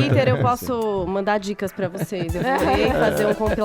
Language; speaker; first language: Portuguese; native; Portuguese